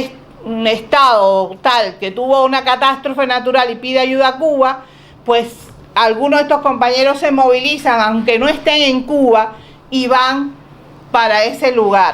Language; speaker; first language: Spanish; native; Spanish